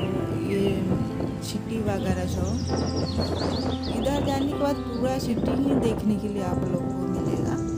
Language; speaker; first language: Hindi; non-native, local second language; Odia